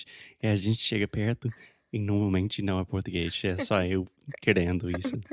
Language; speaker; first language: Portuguese; non-native, fluent; English